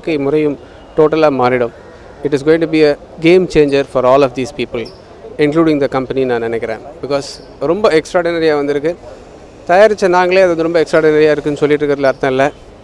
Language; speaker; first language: Tamil; native; Tamil